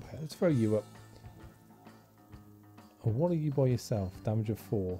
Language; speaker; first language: English; native; English